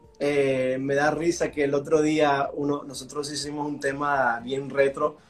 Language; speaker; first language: Spanish; early bilingual, heritage; Spanish